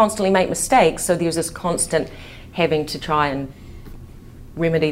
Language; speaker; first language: English; native; English